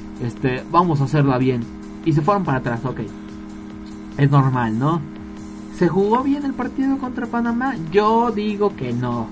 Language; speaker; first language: Spanish; native; Spanish